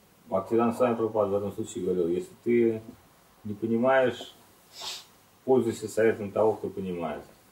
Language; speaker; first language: Russian; native; Russian